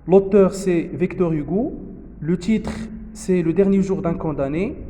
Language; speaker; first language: French; non-native, local second language; Arabic